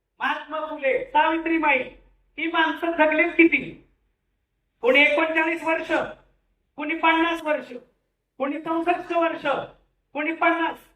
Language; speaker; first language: Marathi; native; Marathi